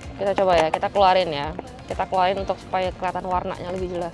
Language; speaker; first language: Indonesian; early bilingual, heritage; Indonesian